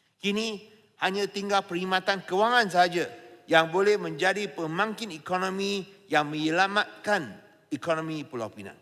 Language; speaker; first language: Malay; non-native, local second language; Chinese